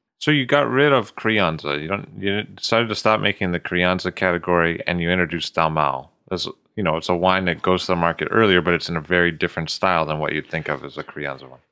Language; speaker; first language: English; native; English